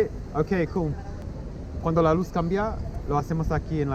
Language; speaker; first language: Spanish; non-native, learner; English